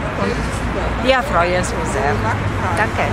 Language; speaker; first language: German; non-native, learner; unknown